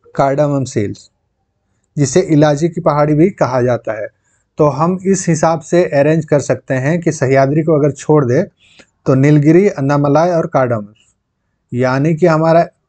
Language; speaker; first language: Hindi; non-native, local second language; Santali